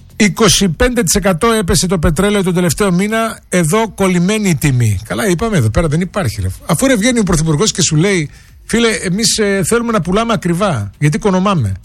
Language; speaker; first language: Greek; early bilingual, other home language; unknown